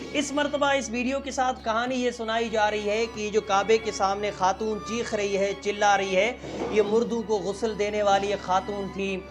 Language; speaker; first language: Hindi; native; Hindi